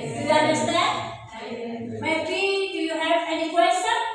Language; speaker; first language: English; non-native, learner; Indonesian